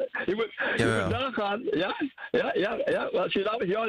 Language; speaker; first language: Dutch; non-native, learner; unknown